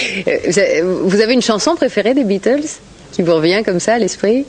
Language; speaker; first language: French; native; French